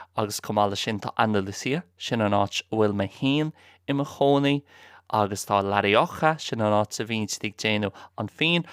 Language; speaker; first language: Irish; non-native, local second language; English